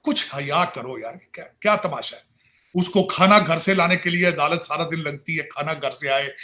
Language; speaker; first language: Urdu; non-native, local second language; Punjabi